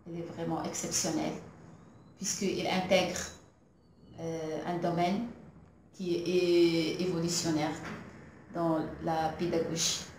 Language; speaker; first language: French; non-native, local second language; Arabic